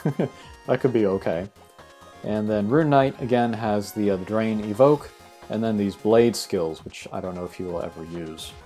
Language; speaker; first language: English; native; English